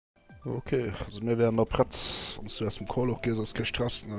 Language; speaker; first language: German; non-native, local second language; Luxembourgish